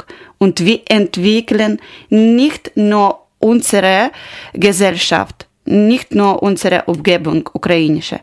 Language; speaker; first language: German; non-native, learner; Ukrainian